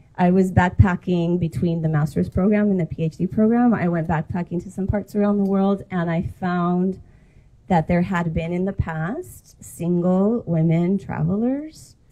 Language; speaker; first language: English; native; English